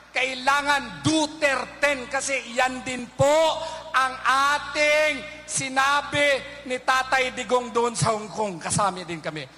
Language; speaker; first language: Filipino; non-native, local second language; Cebuano